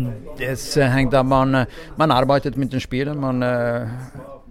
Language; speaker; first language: German; non-native, fluent; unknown